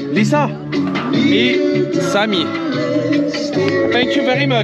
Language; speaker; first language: English; non-native, learner; French